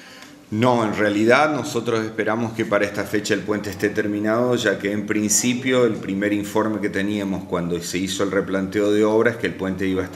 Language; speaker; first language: Spanish; native; Spanish